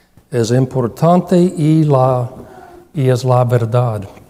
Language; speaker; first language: Spanish; non-native, learner; English